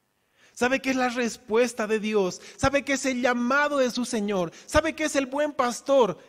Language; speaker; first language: Spanish; native; Spanish